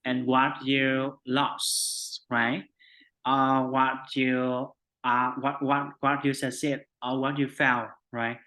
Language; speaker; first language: English; non-native, fluent; Vietnamese